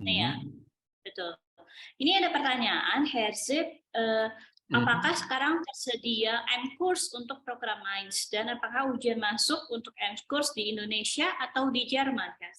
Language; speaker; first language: Indonesian; native; Indonesian